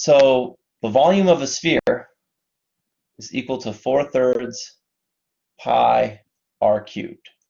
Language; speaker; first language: English; native; English